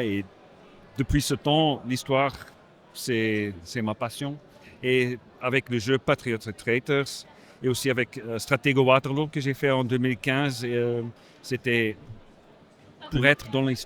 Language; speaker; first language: French; non-native, local second language; Dutch